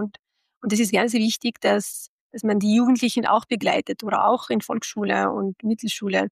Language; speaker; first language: German; non-native, fluent; Arabic